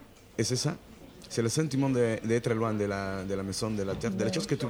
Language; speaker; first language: French; non-native, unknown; Spanish